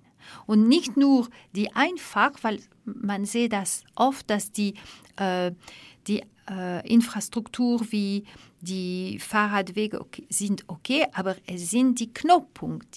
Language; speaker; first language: German; non-native, learner; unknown